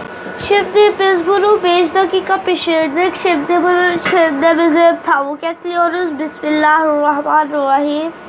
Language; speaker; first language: Turkish; non-native, learner; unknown